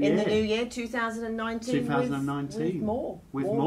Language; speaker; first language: English; native; English